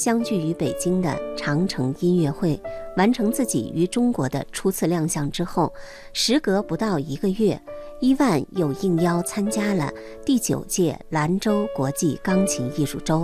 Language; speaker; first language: Chinese; native; Chinese